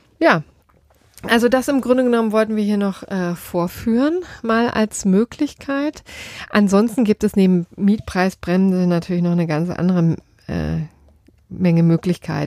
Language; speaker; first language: German; native; German